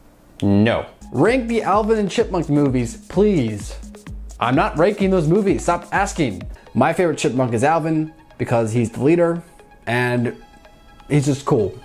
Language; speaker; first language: English; native; English